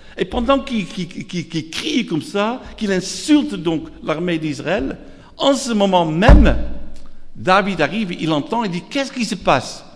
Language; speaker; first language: French; non-native, fluent; Dutch